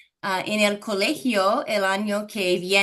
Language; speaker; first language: Spanish; non-native, fluent; English